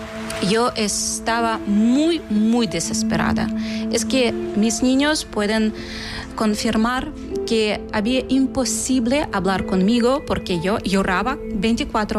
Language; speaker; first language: Spanish; non-native, learner; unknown